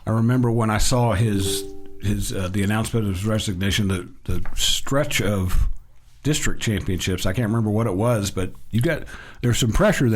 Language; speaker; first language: English; native; English